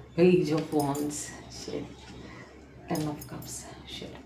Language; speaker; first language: English; non-native, local second language; Malayalam